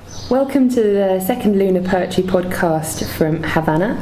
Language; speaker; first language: English; native; English